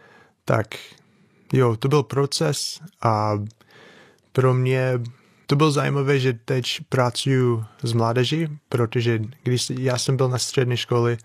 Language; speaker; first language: Czech; non-native, fluent; English